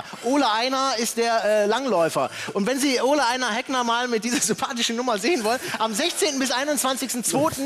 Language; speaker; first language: German; native; German